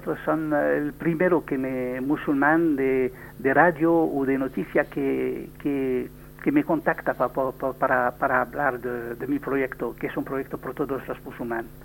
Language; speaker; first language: Spanish; non-native, learner; French